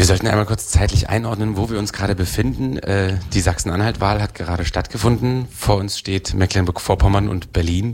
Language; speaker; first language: German; native; German